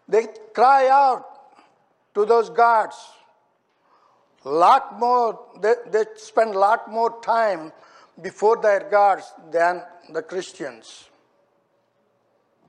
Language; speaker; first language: English; non-native, local second language; Telugu